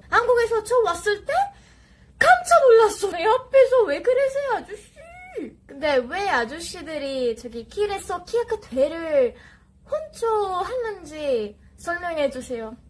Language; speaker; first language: Korean; non-native, fluent; Italian